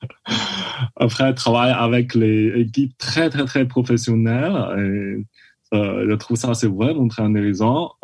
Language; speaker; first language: French; non-native, learner; Chinese